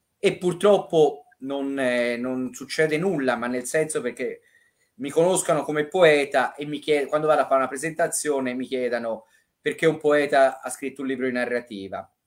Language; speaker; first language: Italian; native; Italian